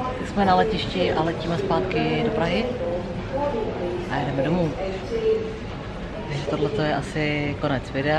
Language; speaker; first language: Czech; native; Czech